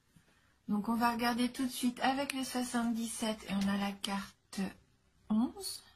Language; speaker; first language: French; native; French